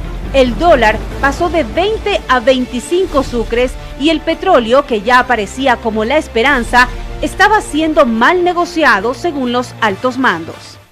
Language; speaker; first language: Spanish; native; Spanish